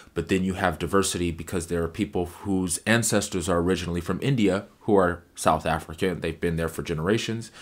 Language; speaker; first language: English; native; English